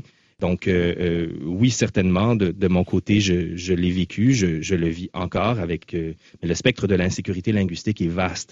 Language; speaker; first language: French; native; French